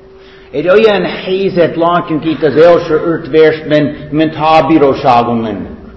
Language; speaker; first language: Hungarian; non-native, fluent; English